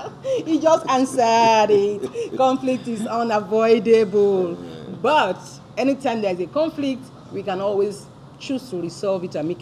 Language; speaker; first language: English; non-native, local second language; Yoruba